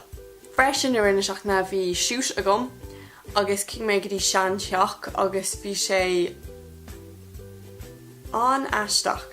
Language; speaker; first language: Irish; non-native, local second language; English